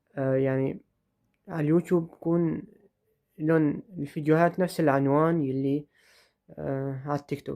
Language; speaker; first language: Arabic; native; Arabic